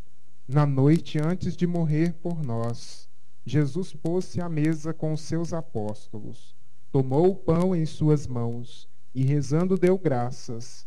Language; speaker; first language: Portuguese; native; Portuguese